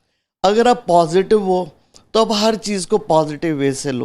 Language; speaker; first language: Hindi; native; Hindi